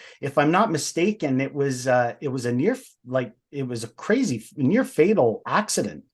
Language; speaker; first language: English; native; English